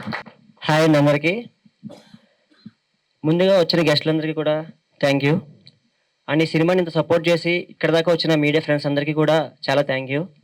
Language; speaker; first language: Telugu; native; Telugu